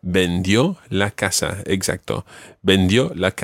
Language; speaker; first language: Spanish; non-native, fluent; English